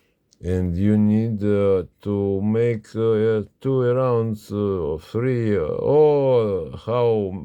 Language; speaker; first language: English; non-native, learner; Russian